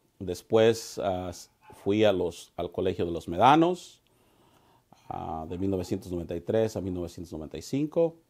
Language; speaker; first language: Spanish; native; Spanish